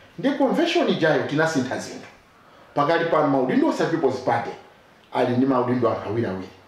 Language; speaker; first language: Nyanja; non-native, local second language; Tumbuka